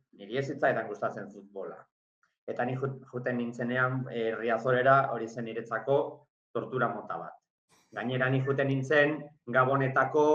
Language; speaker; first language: Basque; non-native, fluent; Galician